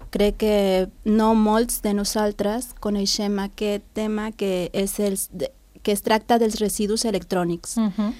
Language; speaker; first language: Catalan; non-native, learner; Spanish